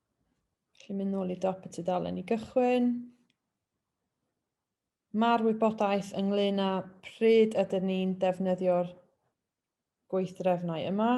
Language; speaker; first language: Welsh; native; Welsh